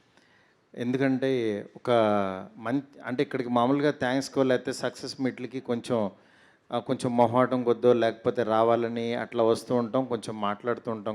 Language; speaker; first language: Telugu; native; Telugu